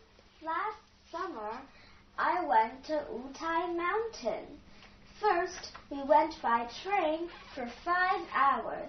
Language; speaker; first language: English; non-native, fluent; Chinese